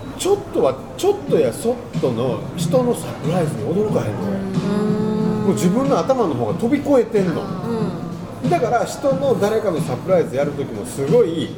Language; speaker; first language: Japanese; native; Japanese